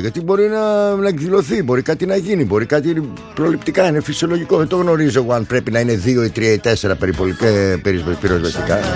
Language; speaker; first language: Greek; native; Greek